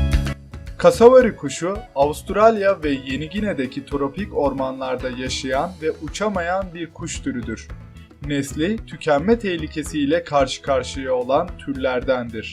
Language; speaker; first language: Turkish; native; Turkish